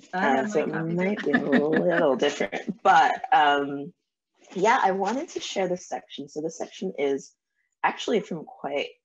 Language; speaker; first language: English; native; English